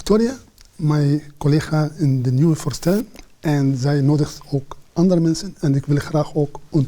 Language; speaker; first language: Dutch; non-native, learner; Arabic